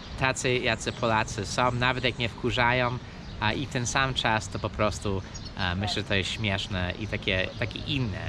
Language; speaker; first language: Polish; early bilingual, heritage; Polish